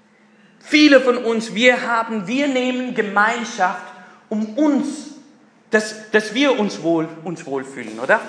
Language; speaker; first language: German; non-native, fluent; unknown